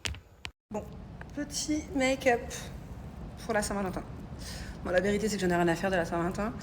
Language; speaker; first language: French; native; French